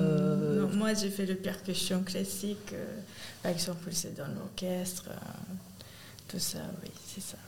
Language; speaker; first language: French; non-native, fluent; Japanese